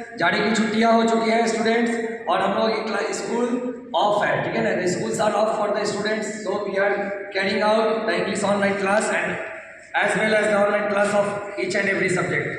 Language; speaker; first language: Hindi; native; Hindi